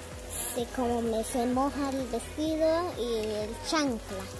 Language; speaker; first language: Spanish; early bilingual, heritage; Spanish